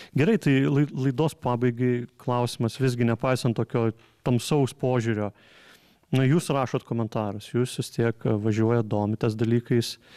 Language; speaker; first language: Lithuanian; native; Lithuanian